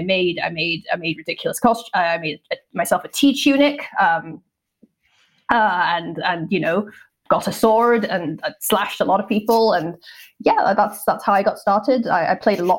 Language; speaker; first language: English; non-native, local second language; Cantonese